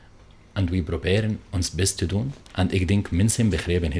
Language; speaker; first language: Dutch; non-native, learner; Arabic